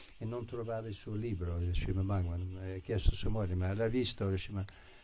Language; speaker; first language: Italian; non-native, fluent; English